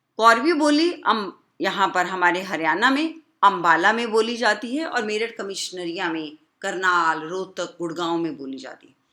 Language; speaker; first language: Hindi; native; Hindi